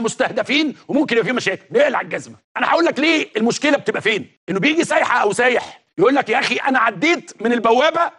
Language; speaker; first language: Arabic; native; Arabic